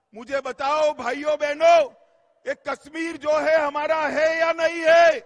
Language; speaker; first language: Hindi; non-native, local second language; Gujarati